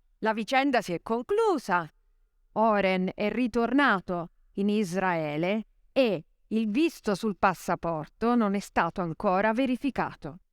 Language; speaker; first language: Italian; native; Italian